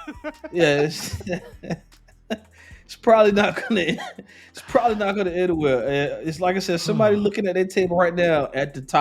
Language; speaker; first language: English; native; English